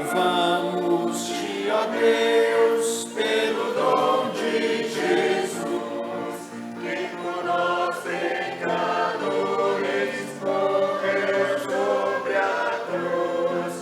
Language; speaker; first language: Portuguese; native; Portuguese